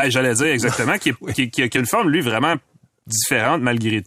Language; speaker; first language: French; native; French